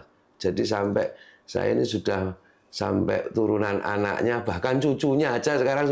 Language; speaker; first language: Indonesian; non-native, local second language; Javanese